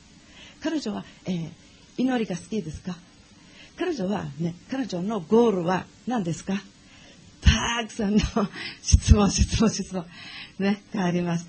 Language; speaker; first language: Japanese; non-native, learner; English